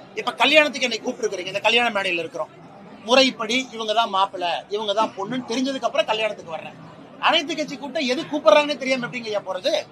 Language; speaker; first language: Tamil; native; Tamil